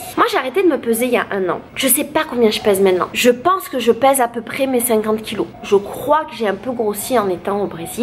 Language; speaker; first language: French; native; French